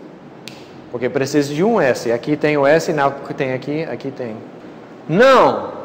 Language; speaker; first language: Portuguese; non-native, fluent; English